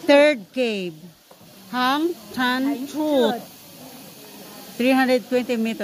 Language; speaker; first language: English; non-native, local second language; Filipino